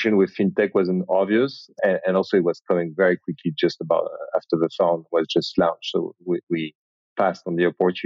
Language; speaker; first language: English; non-native, fluent; French